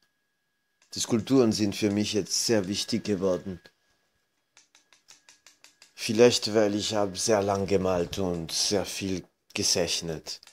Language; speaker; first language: German; non-native, fluent; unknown